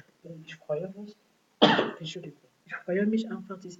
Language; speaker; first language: German; non-native, fluent; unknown